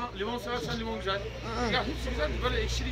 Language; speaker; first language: Turkish; native; Turkish